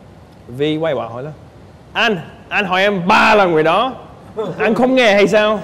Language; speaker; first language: Vietnamese; early bilingual, heritage; Vietnamese